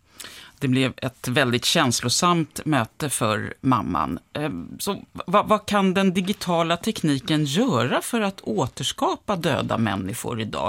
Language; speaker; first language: Swedish; native; Swedish